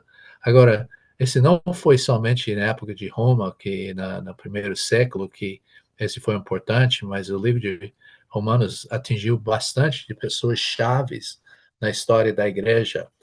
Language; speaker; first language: Portuguese; non-native, fluent; English